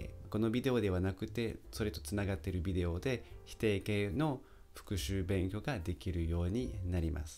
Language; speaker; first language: Japanese; non-native, fluent; French